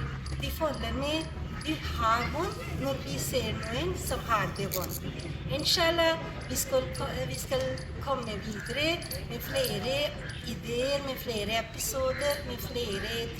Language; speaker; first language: Norwegian; non-native, fluent; Urdu